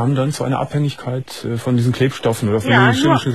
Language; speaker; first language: German; native; German